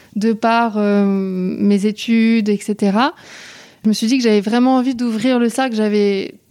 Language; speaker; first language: French; native; French